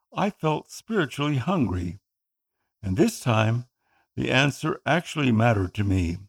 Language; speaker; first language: English; non-native, local second language; Filipino